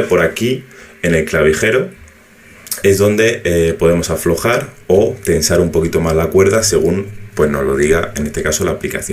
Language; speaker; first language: Spanish; native; Spanish